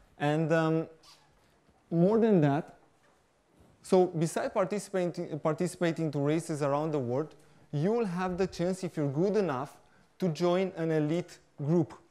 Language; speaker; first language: English; non-native, fluent; Romanian